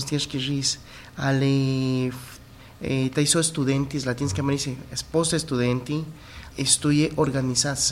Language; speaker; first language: Czech; non-native, fluent; Spanish